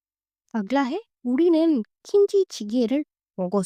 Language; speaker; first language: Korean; non-native, learner; Hindi